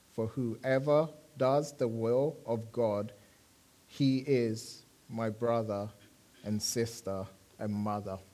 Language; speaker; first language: English; native; English